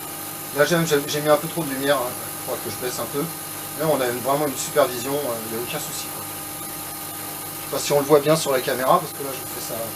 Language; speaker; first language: French; native; French